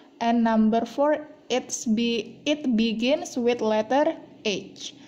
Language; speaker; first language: English; non-native, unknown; Indonesian